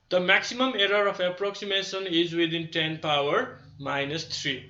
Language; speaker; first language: English; non-native, local second language; Nepali